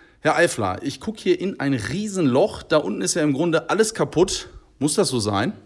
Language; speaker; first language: German; native; German